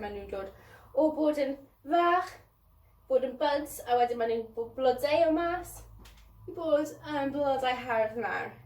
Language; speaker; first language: Welsh; non-native, local second language; English